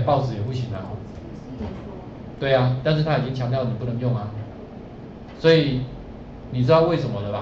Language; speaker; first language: Chinese; native; Chinese